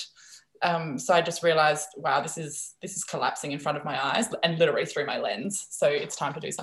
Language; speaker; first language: English; non-native, fluent; Dutch